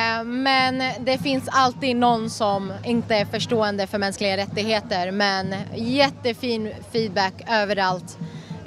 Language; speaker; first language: Swedish; early bilingual, other home language; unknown